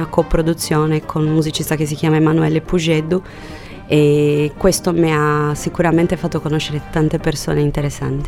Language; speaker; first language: Italian; non-native, fluent; Portuguese